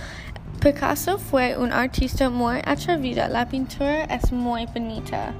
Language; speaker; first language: Spanish; non-native, learner; English